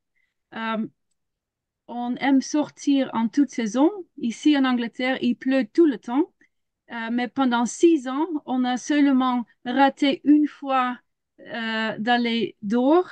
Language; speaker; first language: French; non-native, learner; Dutch